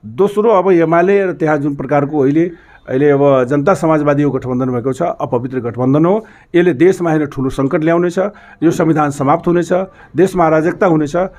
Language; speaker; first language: Nepali; non-native, local second language; Maithili